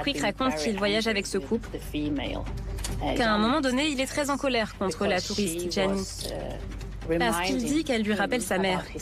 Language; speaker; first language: French; native; French